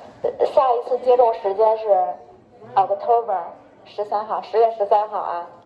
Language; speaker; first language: Chinese; native; Chinese